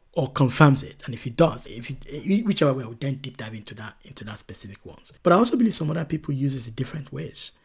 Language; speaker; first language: English; non-native, local second language; Yoruba